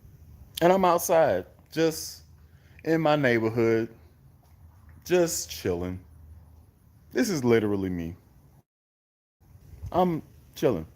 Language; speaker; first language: English; native; English